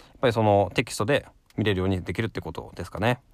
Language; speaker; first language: Japanese; native; Japanese